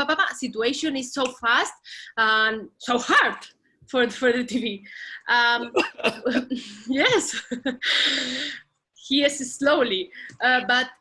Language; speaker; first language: English; non-native, learner; Spanish